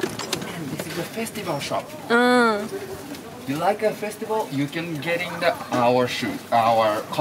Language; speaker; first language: English; non-native, learner; Japanese